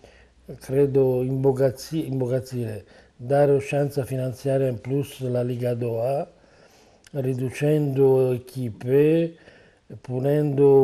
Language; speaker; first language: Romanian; non-native, learner; Italian